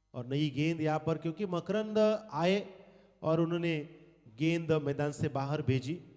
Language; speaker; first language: Hindi; non-native, local second language; Marathi